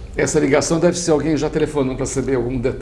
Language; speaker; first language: Portuguese; native; Portuguese